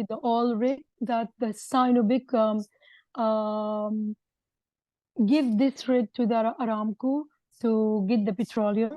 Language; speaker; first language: English; non-native, learner; Arabic